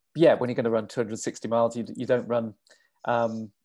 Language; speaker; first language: English; native; English